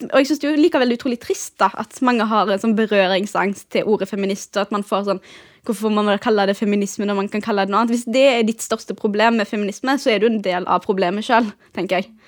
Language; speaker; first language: Norwegian; early bilingual, other home language; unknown